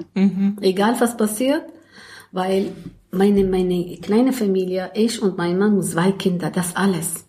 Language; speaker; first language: German; non-native, learner; Arabic